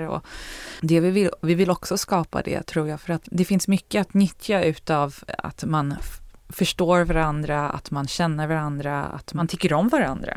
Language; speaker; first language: Swedish; early bilingual, heritage; Swedish